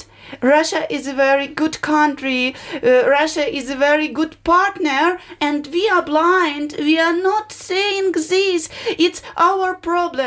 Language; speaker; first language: English; non-native, learner; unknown